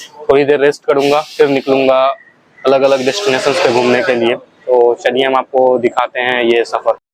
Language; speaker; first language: Hindi; native; Hindi